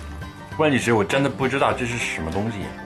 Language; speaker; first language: Chinese; non-native, fluent; English